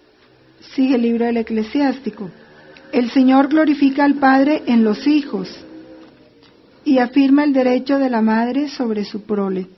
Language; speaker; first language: Spanish; native; Spanish